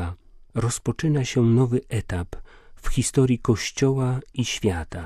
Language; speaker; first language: Polish; native; Polish